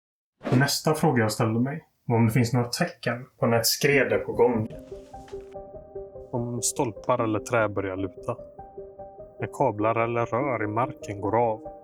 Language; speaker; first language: Swedish; native; Swedish